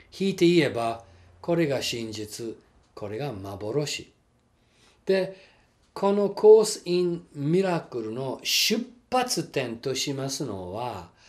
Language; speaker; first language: Japanese; non-native, fluent; English